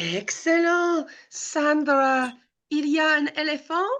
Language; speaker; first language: French; non-native, fluent; English